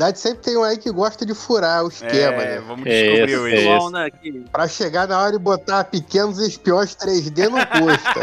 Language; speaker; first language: Portuguese; native; Portuguese